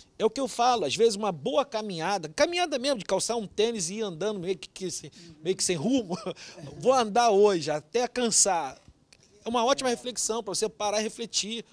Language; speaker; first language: Portuguese; native; Portuguese